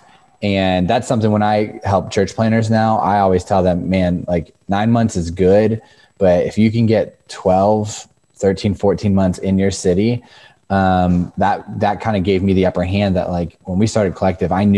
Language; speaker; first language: English; native; English